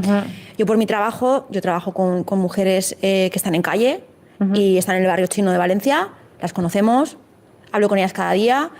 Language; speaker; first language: Spanish; native; Spanish